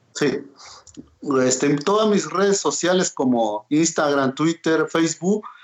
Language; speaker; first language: Spanish; non-native, local second language; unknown